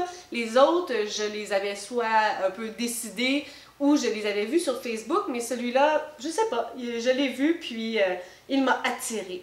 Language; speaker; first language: French; native; French